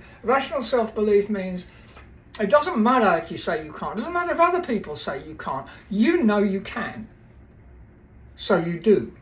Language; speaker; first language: English; native; English